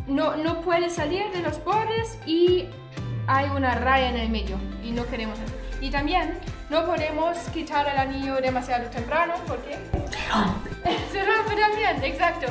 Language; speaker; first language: Spanish; non-native, fluent; German